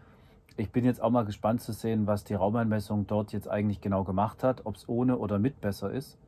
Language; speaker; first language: German; native; German